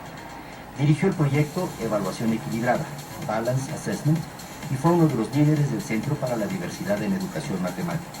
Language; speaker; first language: Spanish; native; Spanish